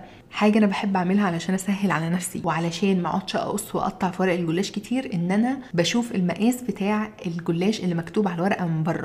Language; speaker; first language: Arabic; native; Arabic